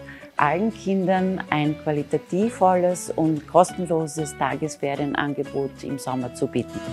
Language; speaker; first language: German; native; German